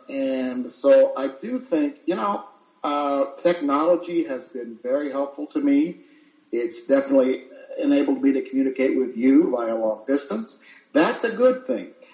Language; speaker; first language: English; early bilingual, other home language; Italian